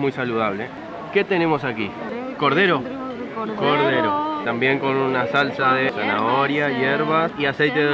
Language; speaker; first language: Spanish; native; Spanish